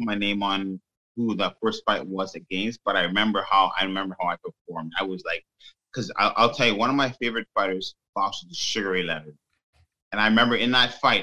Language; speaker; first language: English; native; English